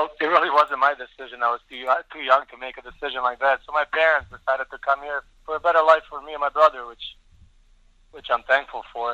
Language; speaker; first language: English; early bilingual, other home language; Bosnian